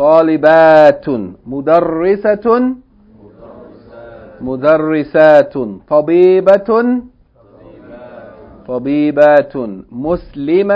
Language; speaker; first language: Arabic; non-native, fluent; English